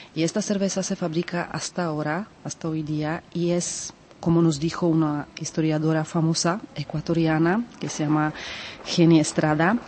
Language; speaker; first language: Spanish; non-native, fluent; Czech